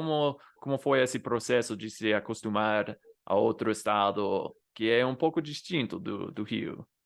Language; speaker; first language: Portuguese; non-native, fluent; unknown